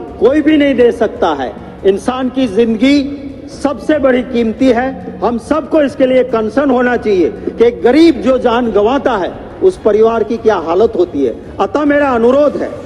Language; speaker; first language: Hindi; non-native, local second language; Gujarati